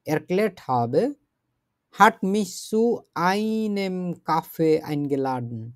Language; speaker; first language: German; non-native, fluent; Bangla